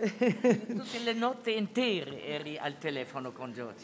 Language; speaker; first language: Italian; non-native, fluent; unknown